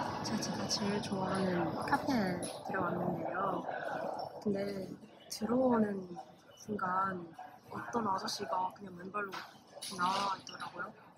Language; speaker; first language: Korean; non-native, fluent; English